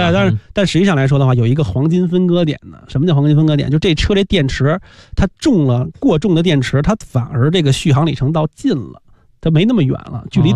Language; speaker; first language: Chinese; native; Chinese